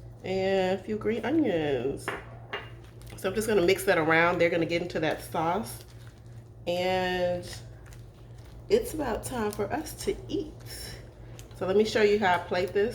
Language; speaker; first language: English; native; English